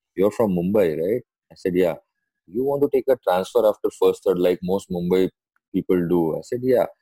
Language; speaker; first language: English; non-native, local second language; Sindhi